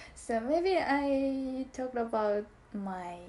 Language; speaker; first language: English; non-native, learner; Japanese